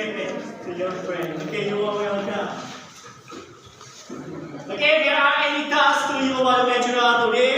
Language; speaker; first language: English; non-native, learner; Indonesian